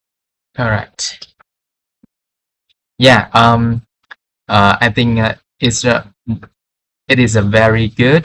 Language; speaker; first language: English; non-native, fluent; Vietnamese